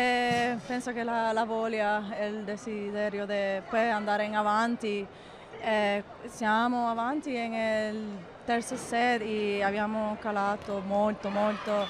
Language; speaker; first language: Italian; non-native, learner; Spanish